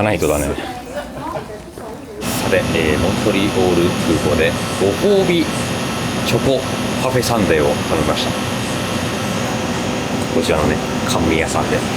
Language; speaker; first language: Japanese; native; Japanese